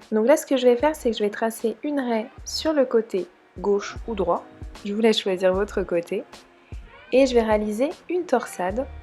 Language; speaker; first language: French; native; French